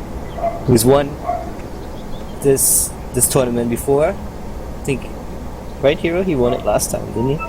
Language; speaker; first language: English; native; English